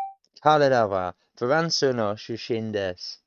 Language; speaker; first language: Japanese; non-native, learner; English